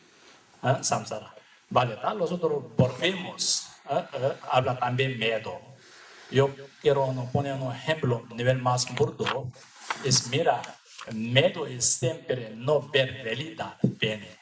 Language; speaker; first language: Spanish; non-native, learner; Tibetan